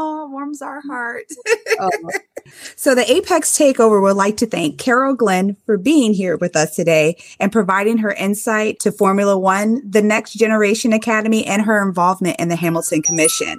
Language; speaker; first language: English; native; English